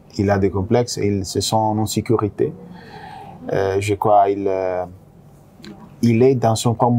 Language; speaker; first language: French; non-native, fluent; Italian